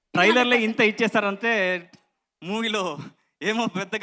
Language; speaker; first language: Telugu; non-native, learner; Kannada